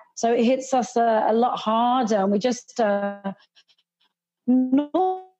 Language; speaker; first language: English; early bilingual, other home language; Hindi